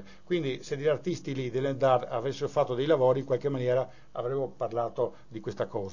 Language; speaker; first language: Italian; native; Italian